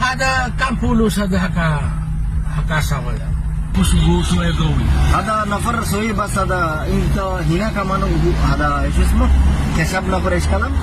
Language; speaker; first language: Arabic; non-native, learner; Bangla